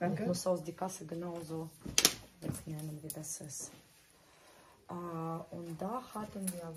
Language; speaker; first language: German; non-native, fluent; Russian